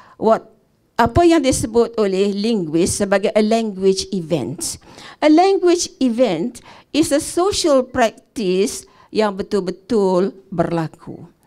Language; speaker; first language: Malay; native; Malay